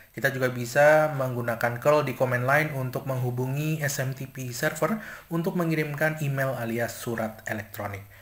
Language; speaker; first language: Indonesian; native; Indonesian